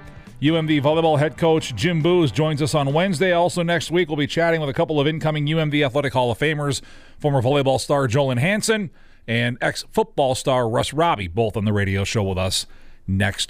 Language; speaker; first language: English; native; English